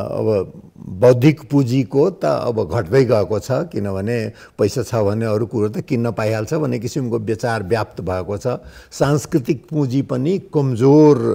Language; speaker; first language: Nepali; non-native, local second language; Maithili